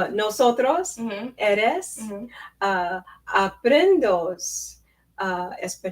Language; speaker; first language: Spanish; non-native, learner; English